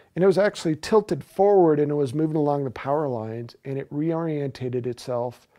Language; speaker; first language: English; native; English